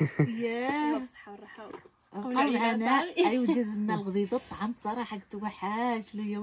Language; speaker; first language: Arabic; native; Arabic